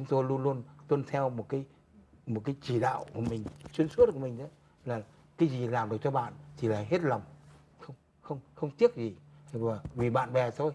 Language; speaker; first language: Vietnamese; native; Vietnamese